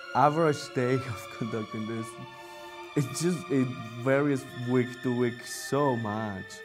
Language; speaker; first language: English; non-native, fluent; Spanish